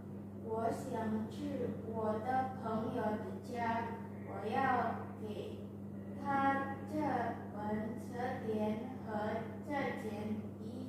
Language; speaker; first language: Chinese; non-native, learner; Indonesian